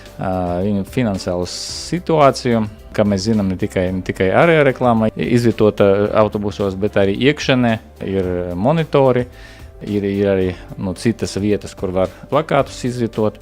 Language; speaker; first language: Latvian; non-native, local second language; Russian